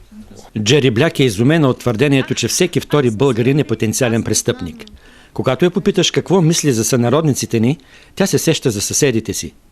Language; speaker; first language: Bulgarian; native; Bulgarian